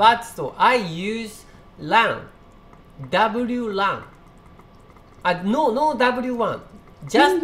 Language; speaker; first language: English; non-native, learner; Japanese